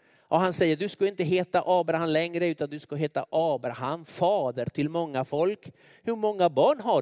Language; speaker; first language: Swedish; non-native, fluent; Spanish